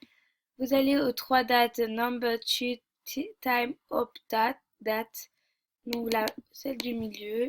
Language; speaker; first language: French; native; French